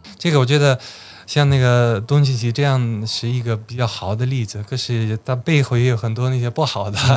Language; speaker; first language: Chinese; non-native, fluent; Slovenian